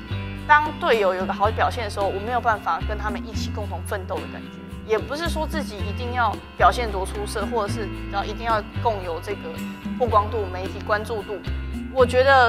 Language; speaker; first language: Chinese; native; Chinese